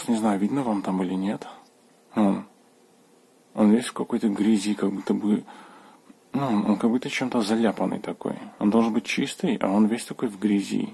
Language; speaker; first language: Russian; native; Russian